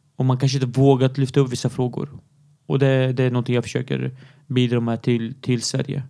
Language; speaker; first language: Swedish; early bilingual, other home language; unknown